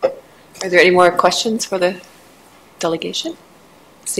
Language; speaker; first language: English; native; English